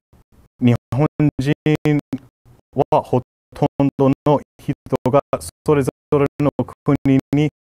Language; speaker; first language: Japanese; non-native, fluent; English